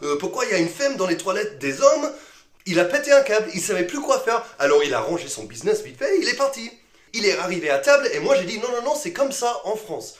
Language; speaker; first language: French; non-native, fluent; English